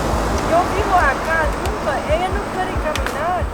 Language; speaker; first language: Spanish; non-native, learner; English